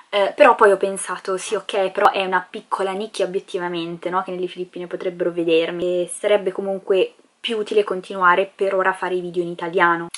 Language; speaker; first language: Italian; early bilingual, other home language; Filipino